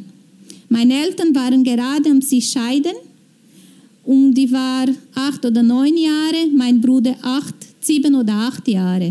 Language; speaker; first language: German; non-native, fluent; Portuguese